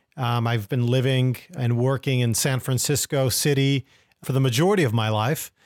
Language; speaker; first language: English; native; English